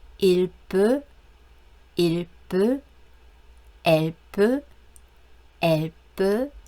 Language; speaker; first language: French; non-native, fluent; Korean